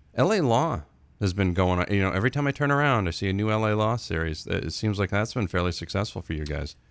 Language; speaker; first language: English; native; English